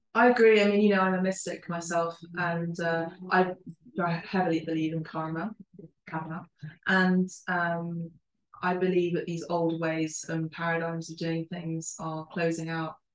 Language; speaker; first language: English; early bilingual, other home language; Spanish